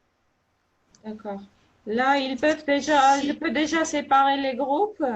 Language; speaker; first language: French; non-native, fluent; Armenian